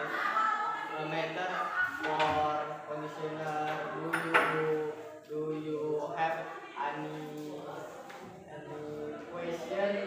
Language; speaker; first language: English; non-native, learner; Indonesian